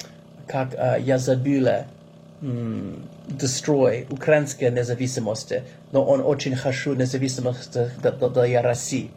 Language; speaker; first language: Russian; non-native, learner; English